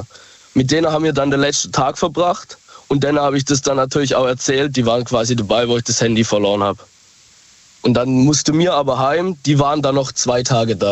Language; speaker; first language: German; native; German